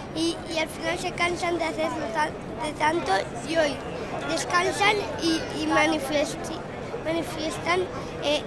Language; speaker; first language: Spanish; non-native, local second language; Catalan